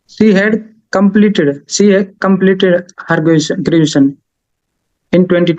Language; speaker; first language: English; non-native, learner; Haryanvi